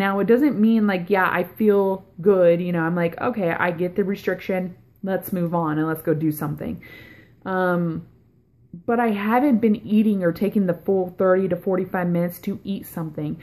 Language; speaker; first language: English; native; English